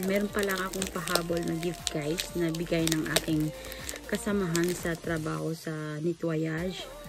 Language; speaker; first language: Filipino; native; Filipino